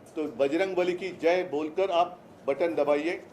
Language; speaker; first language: Hindi; non-native, local second language; Marathi